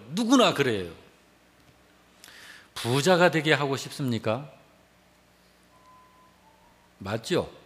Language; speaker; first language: Korean; native; Korean